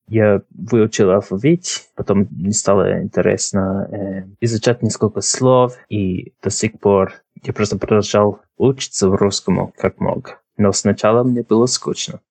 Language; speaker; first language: Russian; non-native, fluent; English